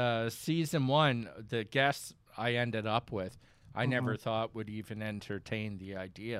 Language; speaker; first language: English; native; English